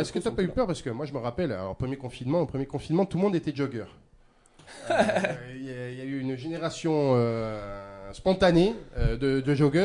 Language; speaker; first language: French; native; French